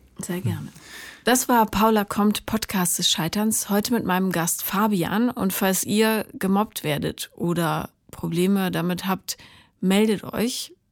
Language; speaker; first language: German; native; German